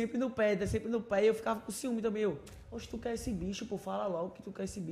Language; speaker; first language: Portuguese; native; Portuguese